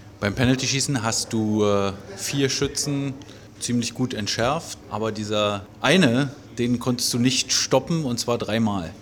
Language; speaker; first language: German; native; German